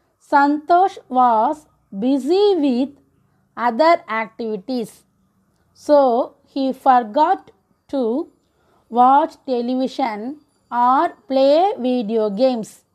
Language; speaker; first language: English; non-native, local second language; Tamil